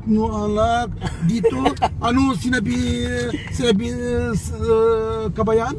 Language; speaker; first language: Filipino; non-native, learner; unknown